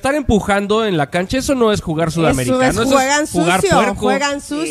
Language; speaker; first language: Spanish; native; Spanish